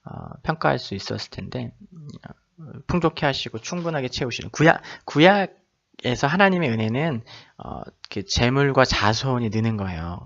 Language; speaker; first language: Korean; native; Korean